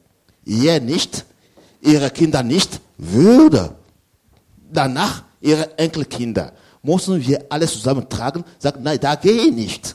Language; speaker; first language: German; non-native, learner; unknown